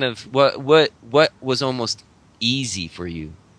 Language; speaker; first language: English; native; English